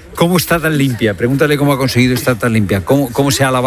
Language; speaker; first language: Spanish; native; Spanish